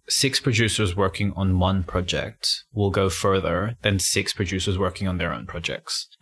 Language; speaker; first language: English; native; English